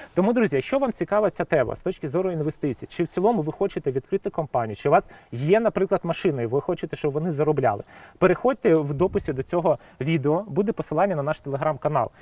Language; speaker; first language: Ukrainian; non-native, local second language; Russian